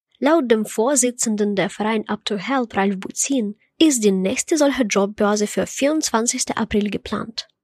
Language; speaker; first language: German; non-native, fluent; Ukrainian